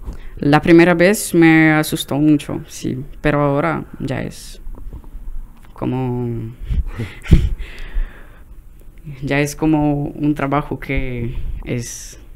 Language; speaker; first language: Spanish; non-native, learner; Russian